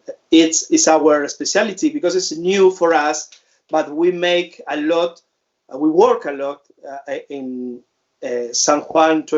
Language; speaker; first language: English; non-native, fluent; Spanish